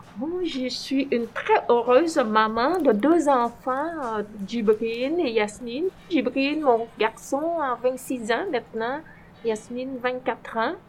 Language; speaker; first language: French; non-native, fluent; Vietnamese